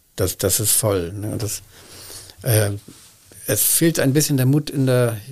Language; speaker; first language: German; native; German